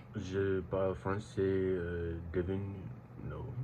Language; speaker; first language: French; non-native, learner; English